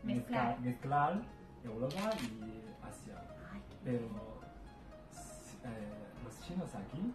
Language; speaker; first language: Spanish; non-native, learner; Chinese